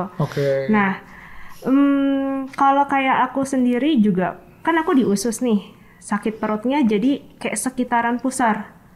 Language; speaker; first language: Indonesian; native; Indonesian